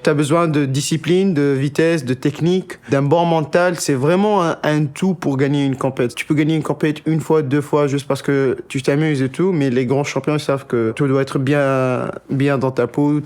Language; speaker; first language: French; non-native, local second language; Arabic